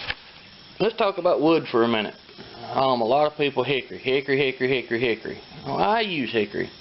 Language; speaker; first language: English; native; English